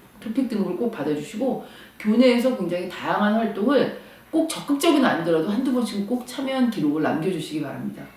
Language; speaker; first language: Korean; native; Korean